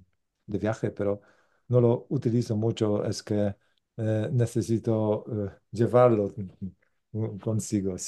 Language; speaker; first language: Spanish; non-native, learner; Polish